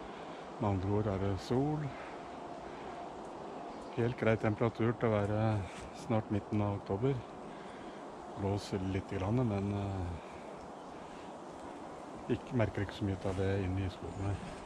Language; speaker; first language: Norwegian; native; Norwegian